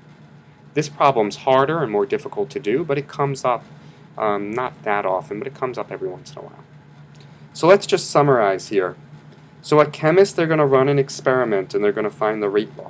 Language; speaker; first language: English; native; English